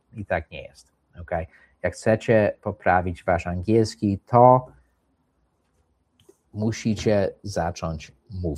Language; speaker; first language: Polish; early bilingual, heritage; English